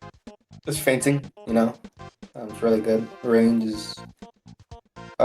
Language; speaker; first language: English; native; English